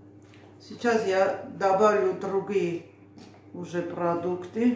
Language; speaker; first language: Russian; non-native, fluent; Armenian